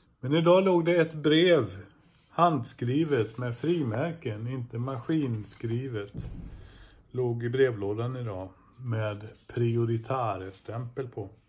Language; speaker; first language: Swedish; native; Swedish